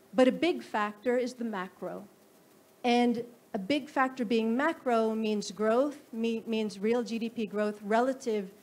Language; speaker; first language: English; non-native, local second language; Filipino